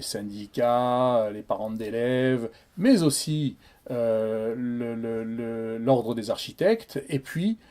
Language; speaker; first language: French; native; French